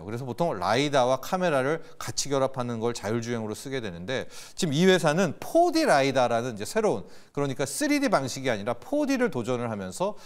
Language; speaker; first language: Korean; native; Korean